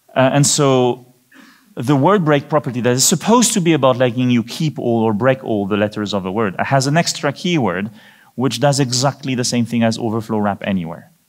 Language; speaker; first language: English; non-native, fluent; French